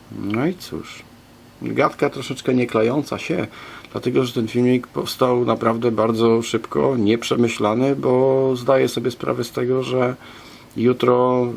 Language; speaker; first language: Polish; native; Polish